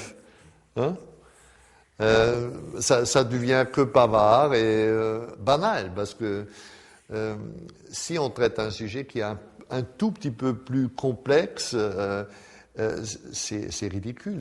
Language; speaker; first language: French; non-native, fluent; German